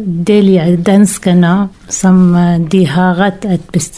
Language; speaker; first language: Danish; non-native, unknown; Arabic